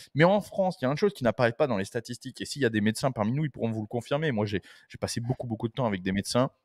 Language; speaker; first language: French; native; French